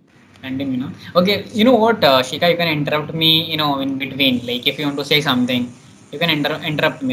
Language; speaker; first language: English; non-native, local second language; Hindi